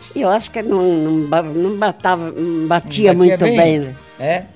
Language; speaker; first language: Portuguese; native; Portuguese